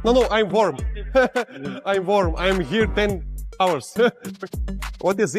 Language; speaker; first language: English; non-native, learner; Russian